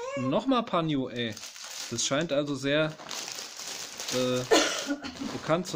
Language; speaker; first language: German; native; German